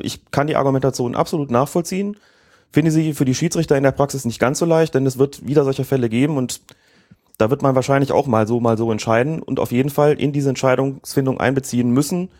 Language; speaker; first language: German; native; German